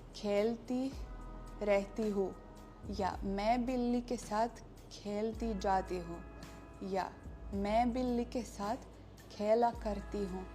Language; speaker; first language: Hindi; non-native, fluent; Russian